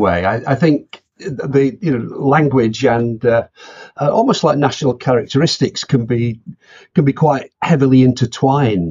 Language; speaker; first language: English; native; English